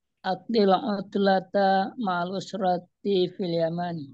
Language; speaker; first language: Arabic; non-native, learner; Indonesian